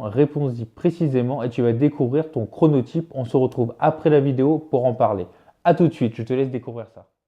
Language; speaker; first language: French; native; French